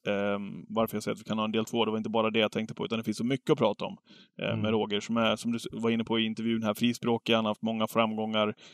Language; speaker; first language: Swedish; native; Swedish